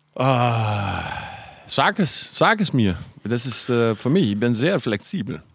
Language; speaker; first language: German; non-native, fluent; Dutch